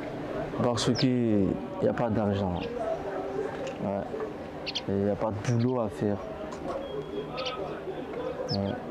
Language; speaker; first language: French; non-native, learner; Comorian